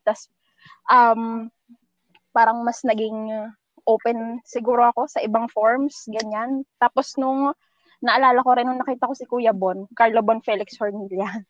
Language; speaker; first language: Filipino; native; Filipino